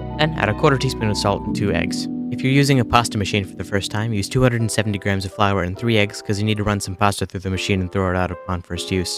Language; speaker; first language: English; native; English